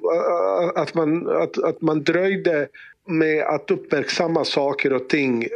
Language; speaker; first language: Swedish; early bilingual, other home language; Bosnian